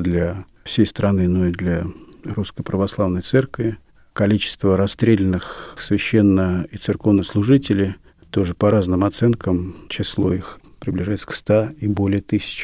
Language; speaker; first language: Russian; native; Russian